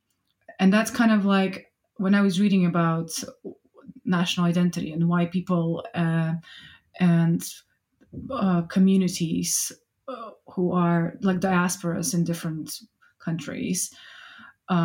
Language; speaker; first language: English; non-native, fluent; Russian